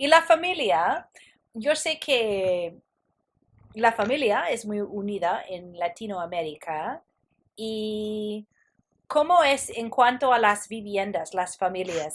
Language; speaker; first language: Spanish; non-native, fluent; English